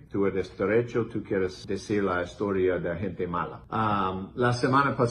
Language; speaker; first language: Spanish; non-native, learner; English